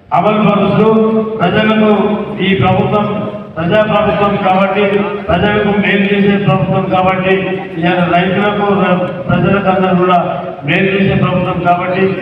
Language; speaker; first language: Telugu; native; Telugu